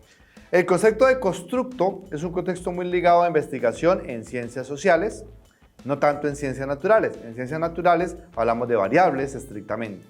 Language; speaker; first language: Spanish; native; Spanish